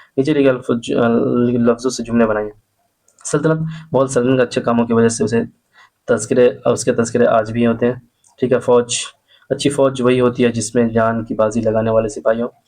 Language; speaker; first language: Urdu; native; Urdu